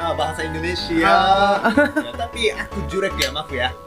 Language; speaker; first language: Indonesian; non-native, fluent; Japanese